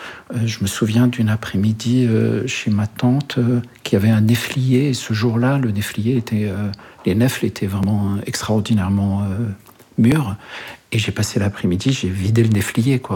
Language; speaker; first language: French; early bilingual, other home language; Arabic